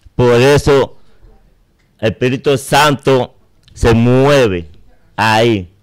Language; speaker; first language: Spanish; native; Spanish